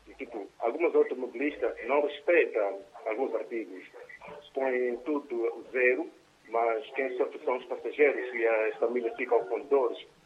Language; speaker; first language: Portuguese; non-native, local second language; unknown